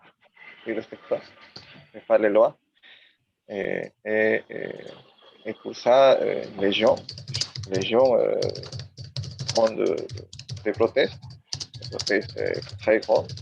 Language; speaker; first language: French; non-native, learner; Spanish